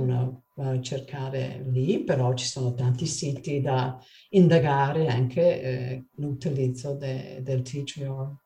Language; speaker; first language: Italian; non-native, fluent; English